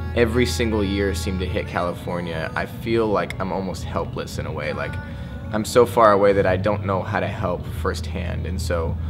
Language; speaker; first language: English; native; English